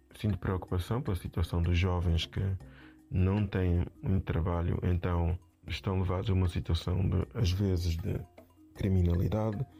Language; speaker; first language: Portuguese; native; Portuguese